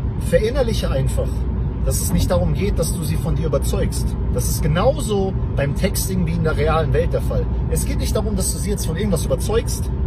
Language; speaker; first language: German; native; German